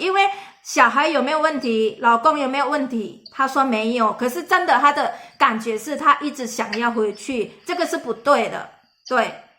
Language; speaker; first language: Chinese; non-native, fluent; Indonesian